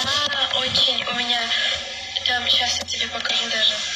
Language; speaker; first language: Russian; native; Russian